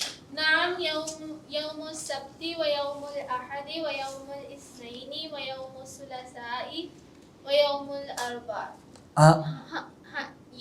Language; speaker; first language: Arabic; non-native, learner; Urdu